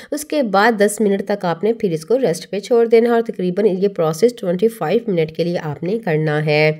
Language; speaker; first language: Hindi; native; Hindi